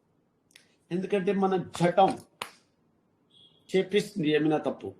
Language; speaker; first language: Telugu; non-native, learner; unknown